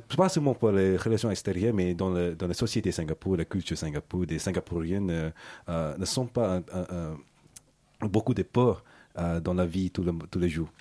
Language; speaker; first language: French; non-native, learner; English